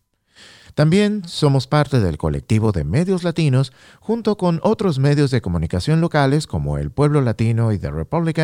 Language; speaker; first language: Spanish; native; Spanish